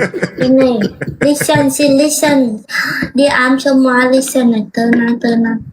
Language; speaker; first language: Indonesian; non-native, learner; Vietnamese